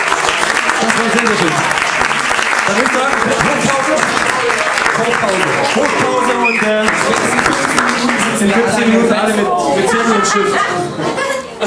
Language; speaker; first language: German; native; German